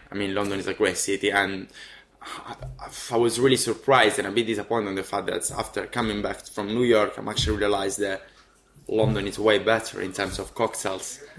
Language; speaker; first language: English; non-native, fluent; Italian